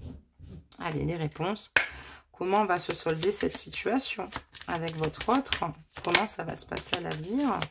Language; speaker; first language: French; native; French